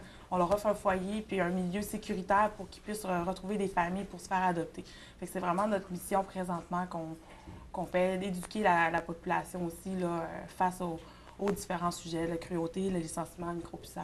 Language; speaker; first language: French; native; French